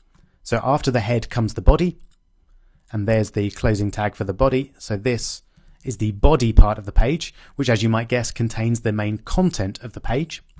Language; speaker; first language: English; native; English